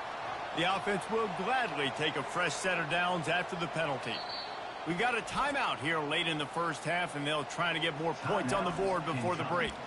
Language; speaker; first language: English; native; English